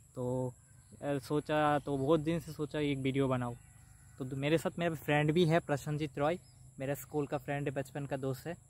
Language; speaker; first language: Hindi; non-native, local second language; Bangla